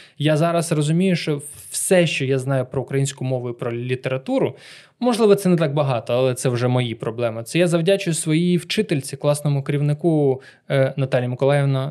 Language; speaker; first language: Ukrainian; non-native, local second language; Russian